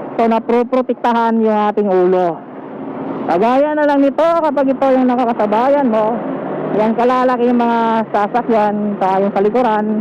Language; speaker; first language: Filipino; non-native, local second language; Cebuano